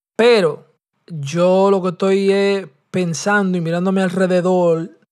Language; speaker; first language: Spanish; early bilingual, heritage; Spanish